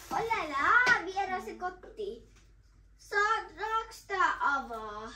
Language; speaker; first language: Finnish; early bilingual, other home language; Kinyarwanda